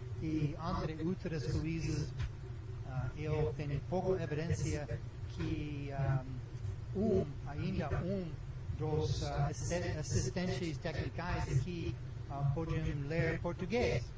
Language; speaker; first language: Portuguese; non-native, learner; English